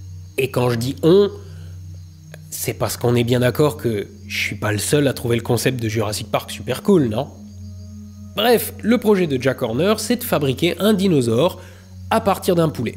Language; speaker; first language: French; native; French